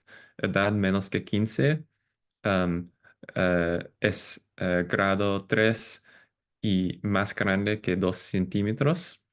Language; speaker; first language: Spanish; non-native, fluent; English